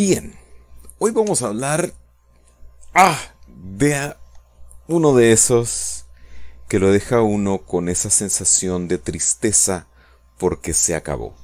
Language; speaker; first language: Spanish; native; Spanish